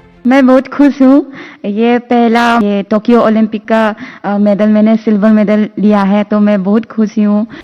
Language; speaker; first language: Hindi; non-native, local second language; Manipuri